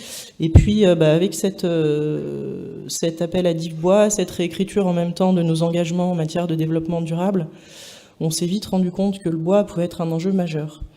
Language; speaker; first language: French; native; French